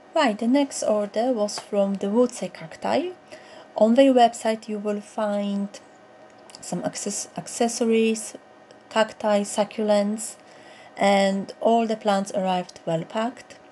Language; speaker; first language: English; non-native, fluent; Polish